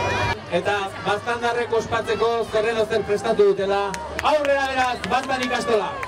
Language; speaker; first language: Basque; native; Basque